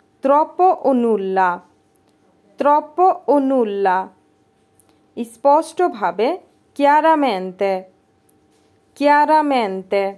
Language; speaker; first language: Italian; non-native, learner; Bangla